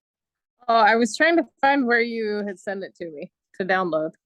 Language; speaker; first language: English; native; English